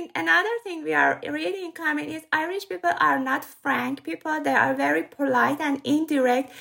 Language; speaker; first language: English; non-native, fluent; Persian